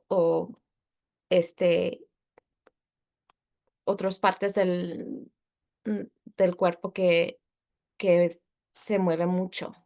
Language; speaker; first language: Spanish; early bilingual, heritage; Spanish